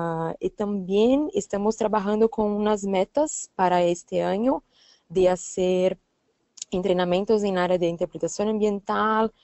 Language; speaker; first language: Spanish; non-native, learner; Portuguese